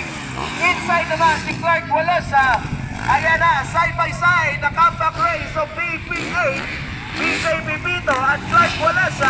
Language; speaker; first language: Filipino; non-native, local second language; Cebuano